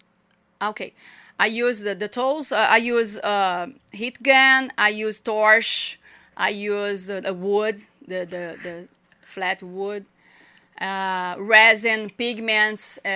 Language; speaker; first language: English; non-native, learner; Portuguese